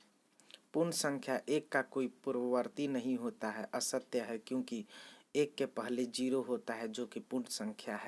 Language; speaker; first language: Hindi; native; Hindi